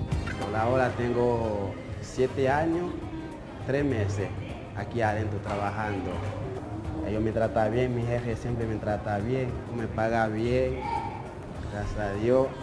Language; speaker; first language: Spanish; non-native, learner; Haitian Creole